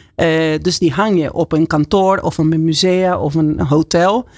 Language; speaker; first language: Dutch; non-native, fluent; Spanish